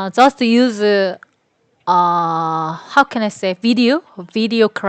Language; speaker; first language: English; non-native, learner; Korean